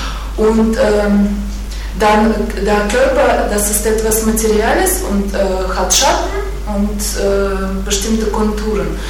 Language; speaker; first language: German; non-native, fluent; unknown